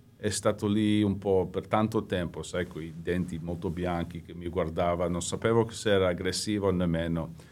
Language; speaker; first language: Italian; early bilingual, heritage; English